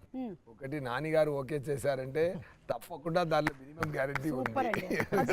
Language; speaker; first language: Telugu; non-native, learner; Tamil